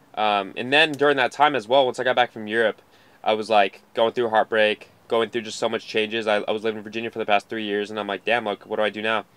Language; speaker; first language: English; native; English